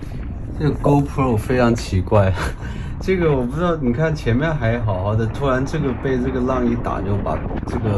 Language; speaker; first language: Chinese; native; Chinese